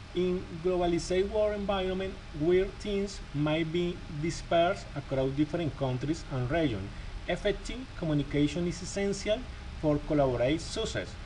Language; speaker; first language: English; non-native, learner; Spanish